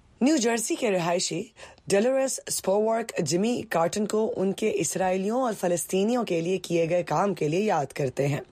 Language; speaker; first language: Urdu; native; Urdu